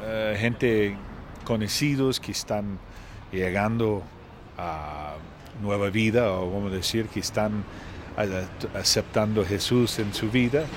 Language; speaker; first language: Spanish; non-native, learner; Portuguese